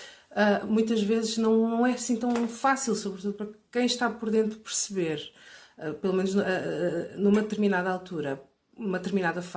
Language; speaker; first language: Portuguese; native; Portuguese